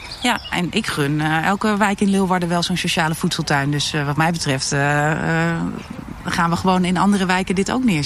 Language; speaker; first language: Dutch; native; Dutch